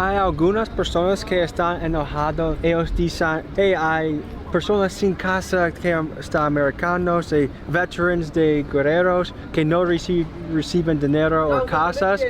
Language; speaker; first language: Spanish; non-native, learner; English